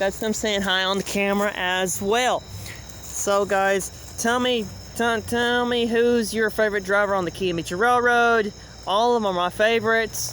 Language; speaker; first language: English; native; English